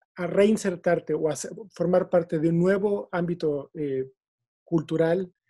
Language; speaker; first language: Spanish; native; Spanish